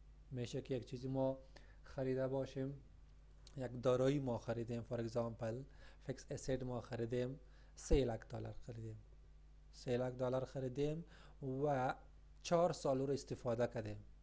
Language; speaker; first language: Persian; non-native, local second language; Pashto